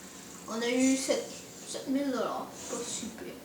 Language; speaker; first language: French; native; French